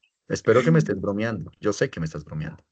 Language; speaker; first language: Spanish; native; Spanish